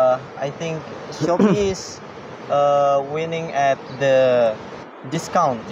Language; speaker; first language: English; non-native, learner; Indonesian